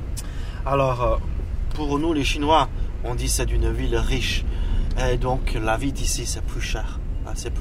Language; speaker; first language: French; non-native, fluent; Chinese